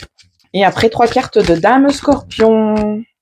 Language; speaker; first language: French; native; French